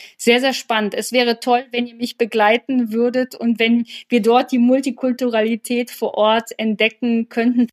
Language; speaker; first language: German; early bilingual, other home language; Polish